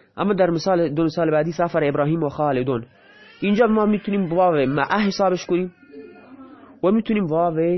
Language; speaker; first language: Persian; non-native, local second language; Baluchi